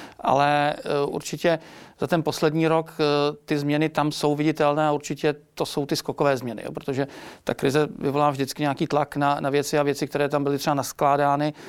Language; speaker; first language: Czech; native; Czech